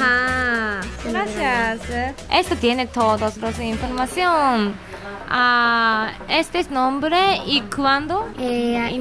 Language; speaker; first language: Spanish; non-native, learner; Japanese